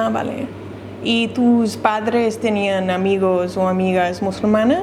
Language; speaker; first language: Spanish; non-native, learner; English